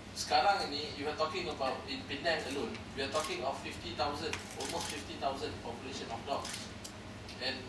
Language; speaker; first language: English; non-native, local second language; Malay